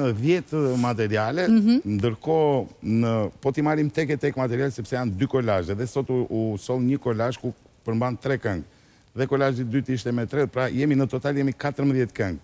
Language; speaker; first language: Albanian; native; Albanian